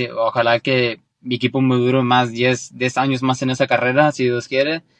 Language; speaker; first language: Spanish; early bilingual, heritage; Spanish